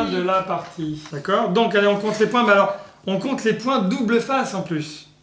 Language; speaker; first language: French; native; French